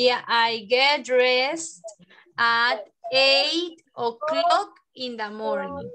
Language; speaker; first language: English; non-native, fluent; Spanish